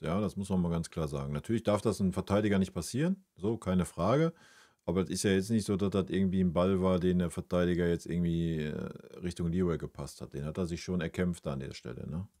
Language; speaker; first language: German; native; German